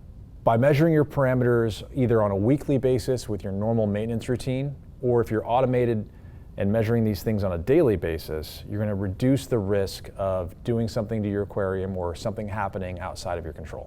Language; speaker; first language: English; native; English